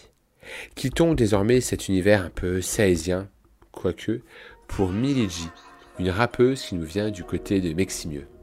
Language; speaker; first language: French; native; French